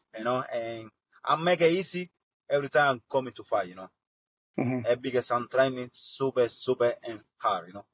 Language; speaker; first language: English; non-native, learner; Spanish